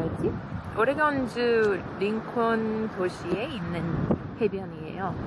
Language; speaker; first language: Korean; non-native, learner; English